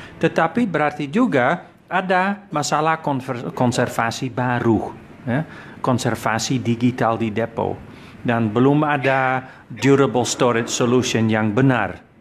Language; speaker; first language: Indonesian; non-native, fluent; Dutch